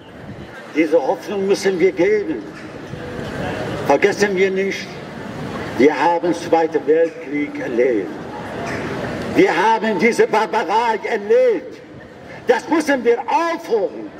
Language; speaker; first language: German; non-native, learner; Persian